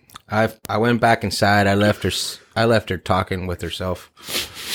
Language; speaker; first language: English; early bilingual, other home language; Spanish